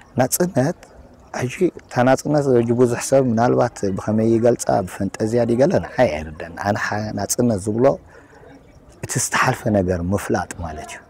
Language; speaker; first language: Tigrinya; native; Tigrinya